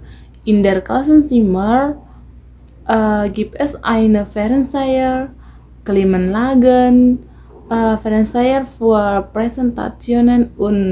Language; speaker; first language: German; non-native, learner; Indonesian